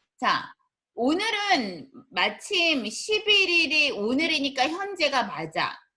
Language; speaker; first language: Korean; native; Korean